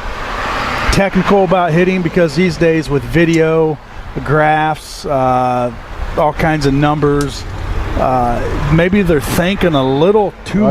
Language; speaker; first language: English; native; English